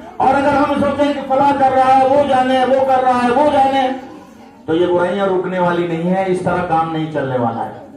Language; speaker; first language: Urdu; native; Urdu